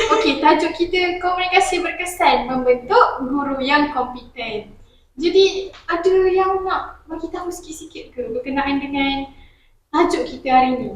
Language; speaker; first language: Malay; native; Malay